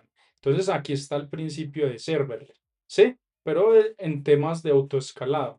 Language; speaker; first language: Spanish; native; Spanish